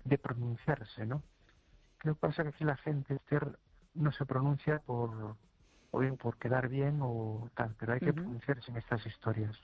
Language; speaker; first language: Spanish; native; Spanish